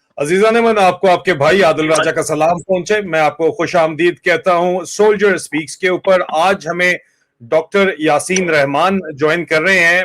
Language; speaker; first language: Urdu; non-native, local second language; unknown